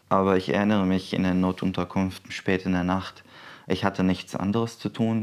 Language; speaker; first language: German; non-native, fluent; Arabic